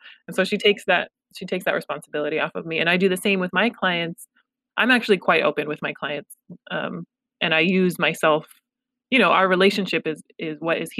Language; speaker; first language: English; early bilingual, other home language; Pashto